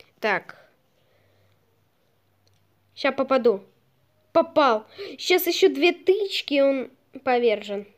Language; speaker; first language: Russian; native; Russian